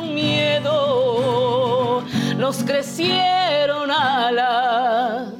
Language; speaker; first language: Spanish; non-native, local second language; Kaqchikel